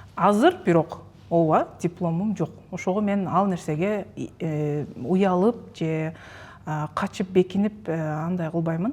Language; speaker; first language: Kyrgyz; native; Kyrgyz